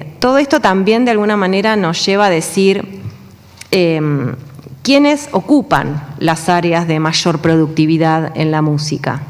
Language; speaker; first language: Spanish; native; Spanish